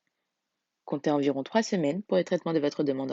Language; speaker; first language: French; native; French